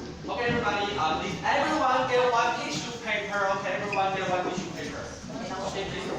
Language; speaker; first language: English; non-native, learner; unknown